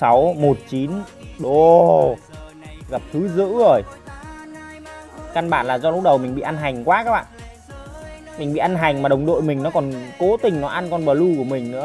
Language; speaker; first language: Vietnamese; native; Vietnamese